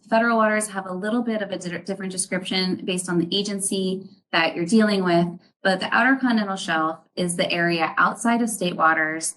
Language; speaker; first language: English; native; English